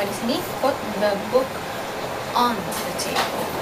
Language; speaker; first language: English; non-native, learner; Indonesian